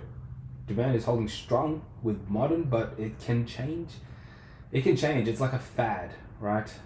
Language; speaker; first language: English; native; English